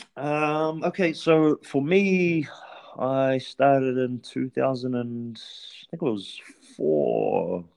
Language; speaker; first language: English; native; English